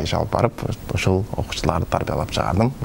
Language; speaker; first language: Kyrgyz; native; Kyrgyz